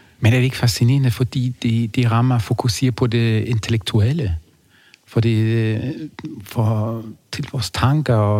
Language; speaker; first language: Danish; non-native, fluent; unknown